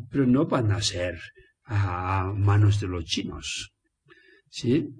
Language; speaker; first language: Spanish; non-native, learner; Tibetan